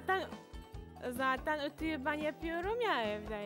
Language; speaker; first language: Turkish; non-native, learner; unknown